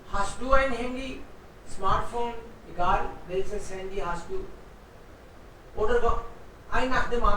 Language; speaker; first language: German; non-native, fluent; Hindi